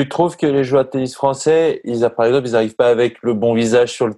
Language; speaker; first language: French; native; French